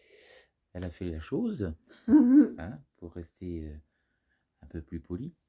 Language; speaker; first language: French; native; French